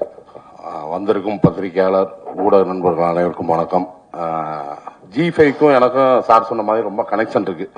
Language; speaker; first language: Tamil; native; Tamil